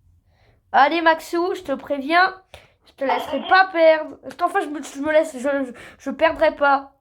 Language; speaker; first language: French; native; French